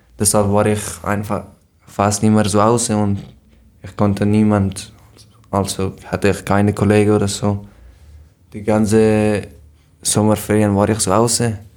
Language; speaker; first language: German; non-native, learner; Persian